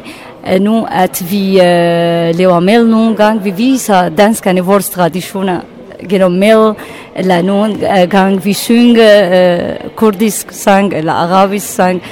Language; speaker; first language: Danish; non-native, learner; Arabic